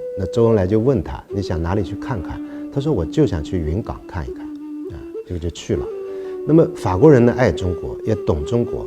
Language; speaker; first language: Chinese; native; Chinese